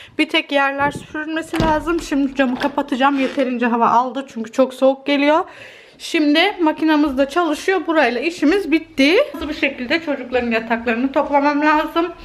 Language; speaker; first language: Turkish; early bilingual, heritage; Turkish